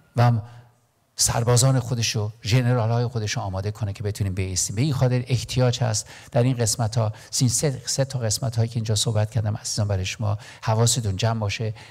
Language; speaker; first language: Persian; non-native, local second language; Armenian